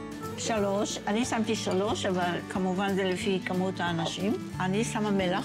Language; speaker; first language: Hebrew; non-native, fluent; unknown